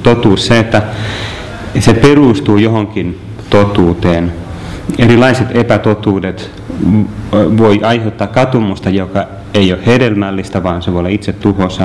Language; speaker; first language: Finnish; native; Finnish